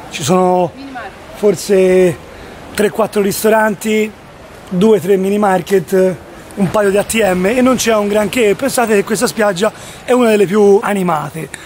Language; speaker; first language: Italian; native; Italian